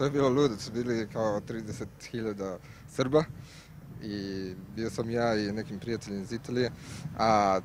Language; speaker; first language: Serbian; non-native, learner; Italian